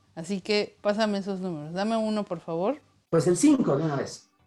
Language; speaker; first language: Spanish; native; Spanish